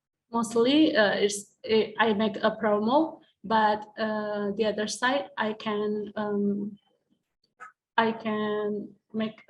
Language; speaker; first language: English; non-native, learner; Indonesian